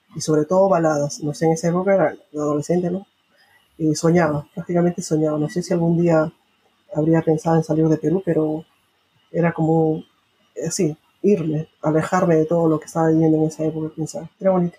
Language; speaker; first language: Spanish; native; Spanish